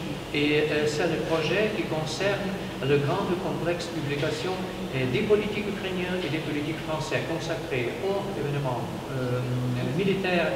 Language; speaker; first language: French; non-native, learner; Ukrainian